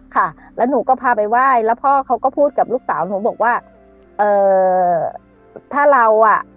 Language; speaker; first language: Thai; native; Thai